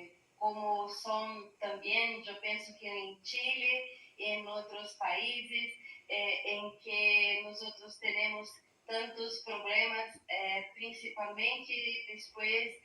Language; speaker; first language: Spanish; non-native, learner; Portuguese